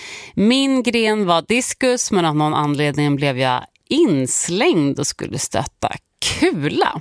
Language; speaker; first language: Swedish; native; Swedish